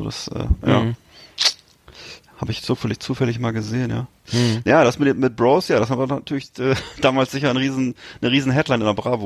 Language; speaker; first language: German; native; German